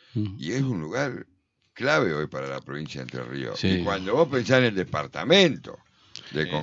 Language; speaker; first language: Spanish; native; Spanish